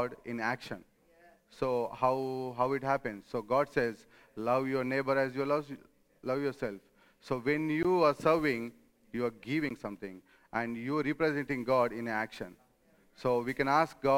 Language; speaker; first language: English; non-native, local second language; Telugu